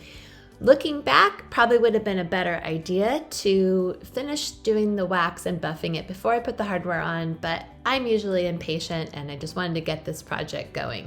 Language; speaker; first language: English; native; English